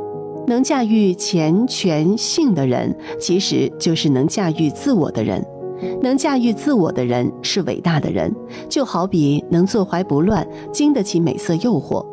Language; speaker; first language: Chinese; native; Chinese